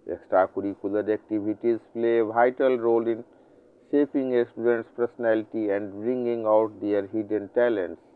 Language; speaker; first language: English; non-native, local second language; Hindi